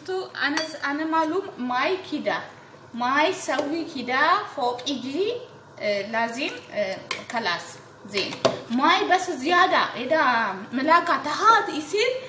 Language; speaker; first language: Arabic; non-native, learner; Amharic